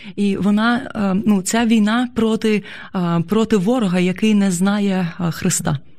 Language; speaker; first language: Ukrainian; native; Ukrainian